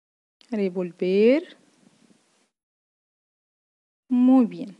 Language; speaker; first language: Spanish; non-native, fluent; Arabic